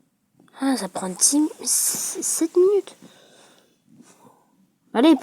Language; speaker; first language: French; native; French